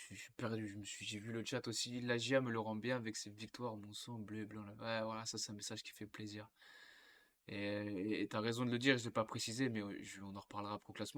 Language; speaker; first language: French; native; French